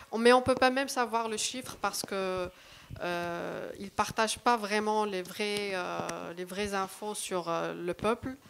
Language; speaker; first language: French; non-native, local second language; Arabic